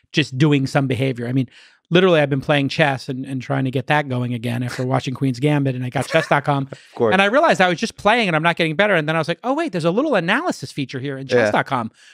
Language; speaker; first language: English; native; English